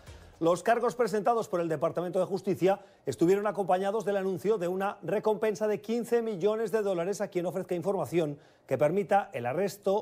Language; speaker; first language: Spanish; native; Spanish